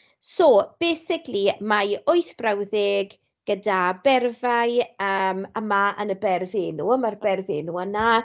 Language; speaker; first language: Welsh; non-native, local second language; English